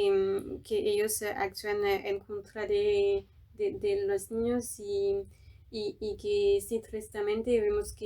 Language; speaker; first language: Spanish; non-native, fluent; French